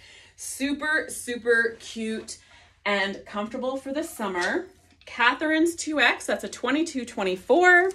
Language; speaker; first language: English; native; English